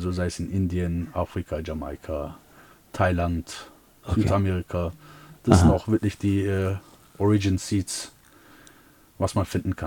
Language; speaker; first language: German; early bilingual, other home language; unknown